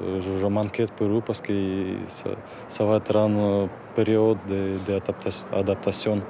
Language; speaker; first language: French; non-native, learner; Ukrainian